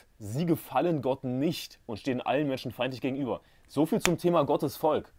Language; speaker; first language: German; native; German